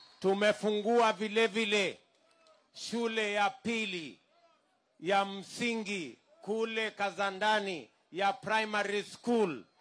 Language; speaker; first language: Swahili; non-native, local second language; Kalenjin